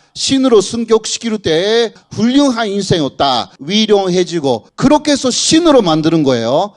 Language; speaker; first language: Korean; non-native, fluent; Japanese